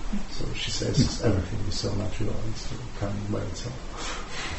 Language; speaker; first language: English; non-native, fluent; Polish